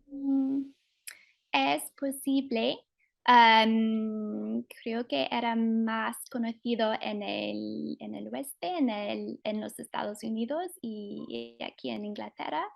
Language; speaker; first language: Spanish; non-native, fluent; English